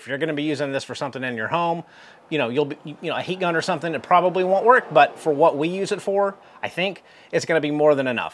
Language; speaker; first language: English; native; English